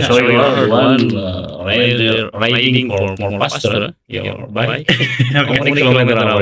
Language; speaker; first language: English; non-native, learner; Indonesian